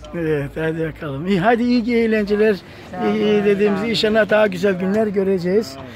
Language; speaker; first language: Turkish; native; Turkish